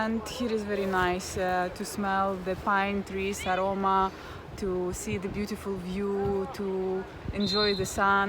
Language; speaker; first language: English; non-native, fluent; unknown